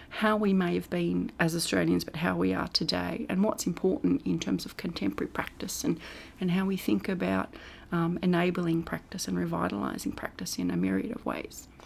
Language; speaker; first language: English; native; English